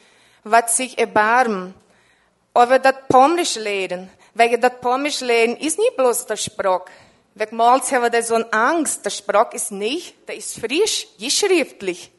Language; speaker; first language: German; non-native, learner; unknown